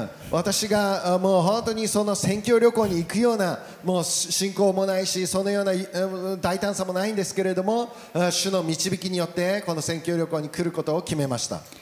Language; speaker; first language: Japanese; native; Japanese